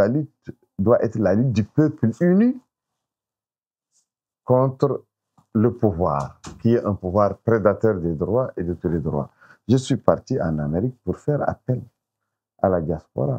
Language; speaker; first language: French; non-native, local second language; Arabic